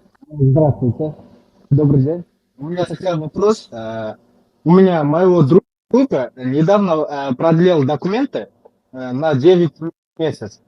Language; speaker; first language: Russian; non-native, learner; Kyrgyz